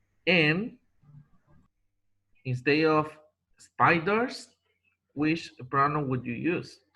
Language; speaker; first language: English; non-native, fluent; Spanish